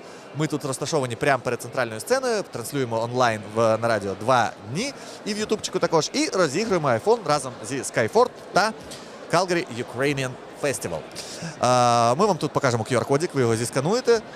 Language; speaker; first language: Ukrainian; native; Ukrainian